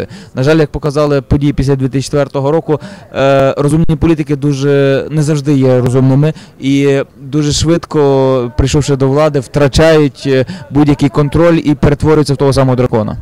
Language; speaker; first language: Ukrainian; native; Ukrainian